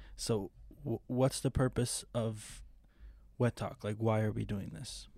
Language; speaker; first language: English; non-native, fluent; Spanish